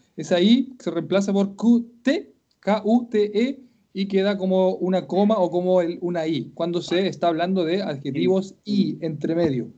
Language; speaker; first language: Spanish; native; Spanish